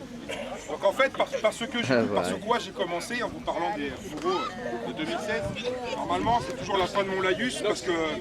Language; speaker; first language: French; native; French